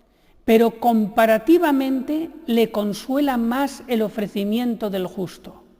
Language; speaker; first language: Spanish; native; Spanish